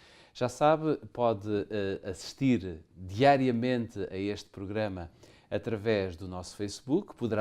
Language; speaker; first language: Portuguese; native; Portuguese